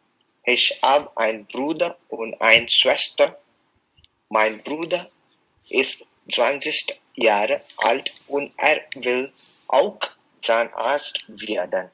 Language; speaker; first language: German; non-native, learner; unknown